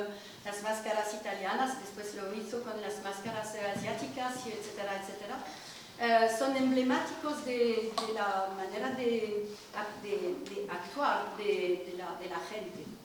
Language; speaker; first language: Spanish; non-native, learner; French